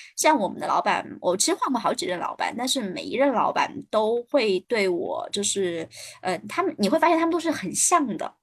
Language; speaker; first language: Chinese; native; Chinese